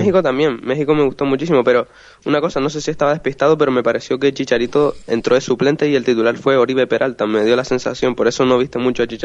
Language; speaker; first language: Spanish; native; Spanish